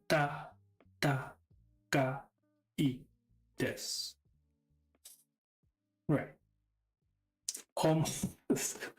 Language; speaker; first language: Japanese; non-native, learner; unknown